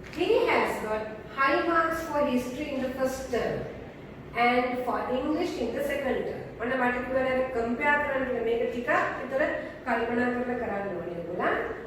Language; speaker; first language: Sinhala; native; Sinhala